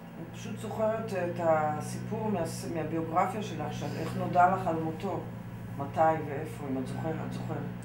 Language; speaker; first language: Hebrew; native; Hebrew